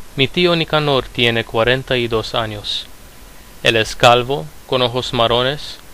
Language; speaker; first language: Spanish; non-native, fluent; Romanian